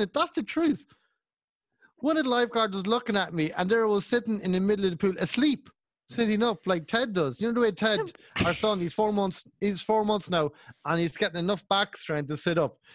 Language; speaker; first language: English; native; English